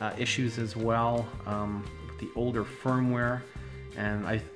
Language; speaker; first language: English; native; English